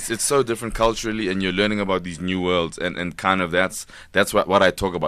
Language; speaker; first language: English; non-native, local second language; Zulu